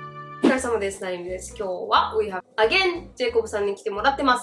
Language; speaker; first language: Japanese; native; Japanese